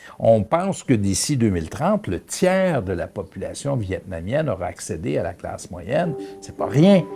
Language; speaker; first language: French; native; French